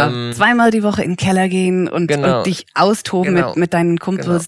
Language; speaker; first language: German; non-native, fluent; English